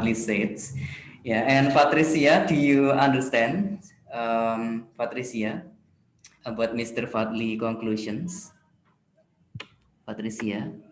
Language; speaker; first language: English; non-native, fluent; Indonesian